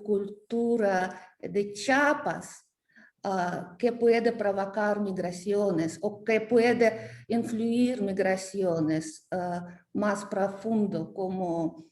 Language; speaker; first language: Spanish; non-native, learner; Russian